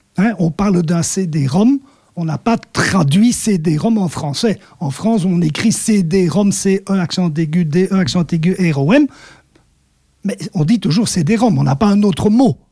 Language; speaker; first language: French; non-native, local second language; Dutch